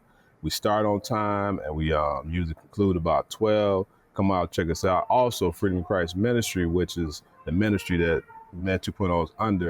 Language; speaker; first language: English; native; English